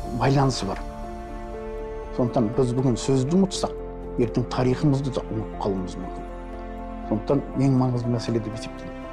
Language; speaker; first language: Kazakh; non-native, local second language; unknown